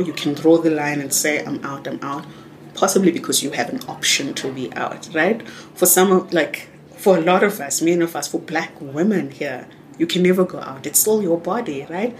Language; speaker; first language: English; non-native, local second language; Tswana